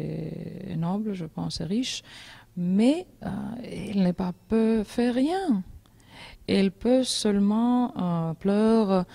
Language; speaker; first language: French; non-native, learner; Georgian